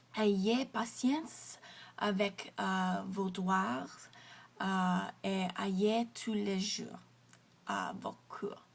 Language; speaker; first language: French; non-native, learner; English